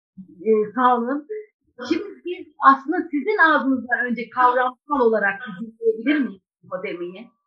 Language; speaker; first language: Turkish; native; Turkish